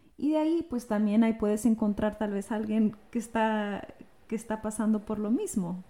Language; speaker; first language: Spanish; early bilingual, heritage; Spanish